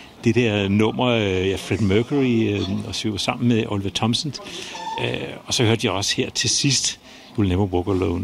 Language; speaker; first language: Danish; native; Danish